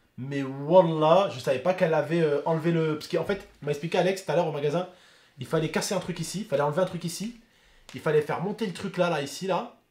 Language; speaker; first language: French; native; French